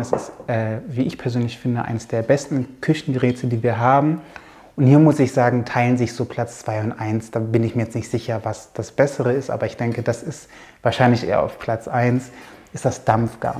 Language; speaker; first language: German; native; German